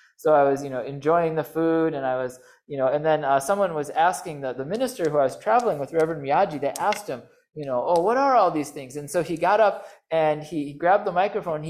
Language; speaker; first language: English; native; English